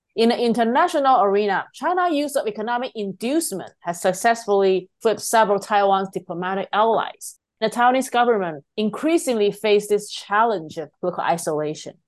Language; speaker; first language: English; non-native, fluent; Chinese